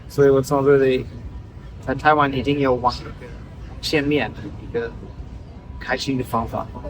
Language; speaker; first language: Chinese; non-native, learner; German